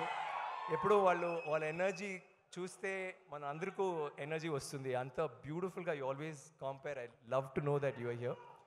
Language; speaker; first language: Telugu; non-native, learner; Tamil